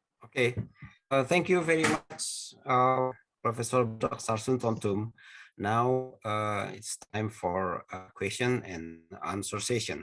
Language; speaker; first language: English; non-native, fluent; Indonesian